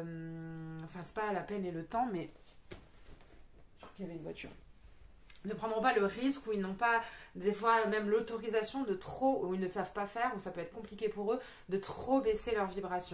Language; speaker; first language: French; native; French